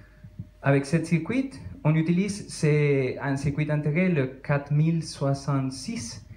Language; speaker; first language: French; non-native, fluent; Spanish